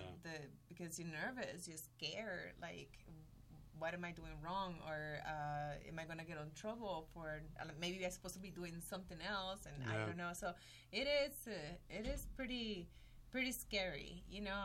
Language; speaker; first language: English; non-native, fluent; Spanish